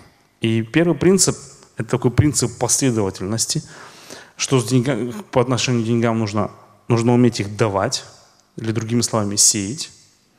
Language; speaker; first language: Russian; native; Russian